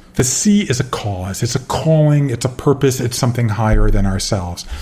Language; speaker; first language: English; native; English